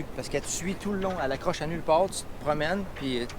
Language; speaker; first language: French; native; French